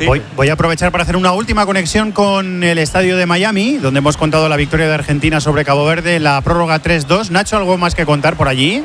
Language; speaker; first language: Spanish; native; Spanish